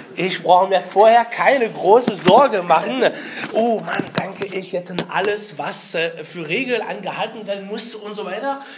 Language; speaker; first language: German; non-native, fluent; French